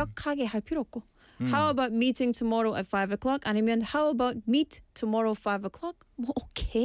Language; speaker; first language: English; non-native, fluent; Korean